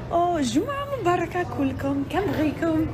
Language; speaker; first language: Arabic; non-native, fluent; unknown